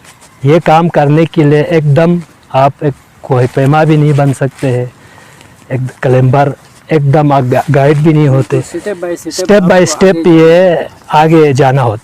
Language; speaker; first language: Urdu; non-native, local second language; Balti